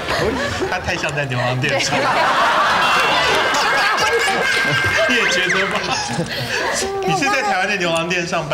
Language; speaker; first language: Chinese; native; Chinese